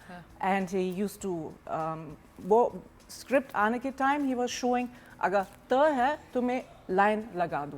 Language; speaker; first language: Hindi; non-native, learner; German